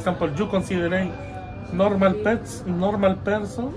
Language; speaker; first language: English; non-native, learner; Spanish